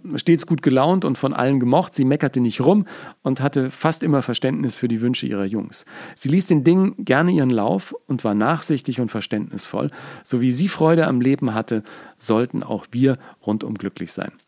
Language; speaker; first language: German; native; German